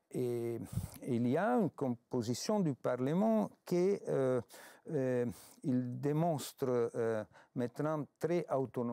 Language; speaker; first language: French; non-native, fluent; Italian